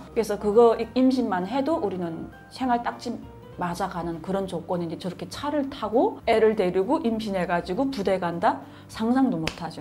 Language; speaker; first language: Korean; native; Korean